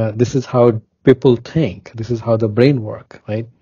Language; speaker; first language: English; non-native, local second language; Hindi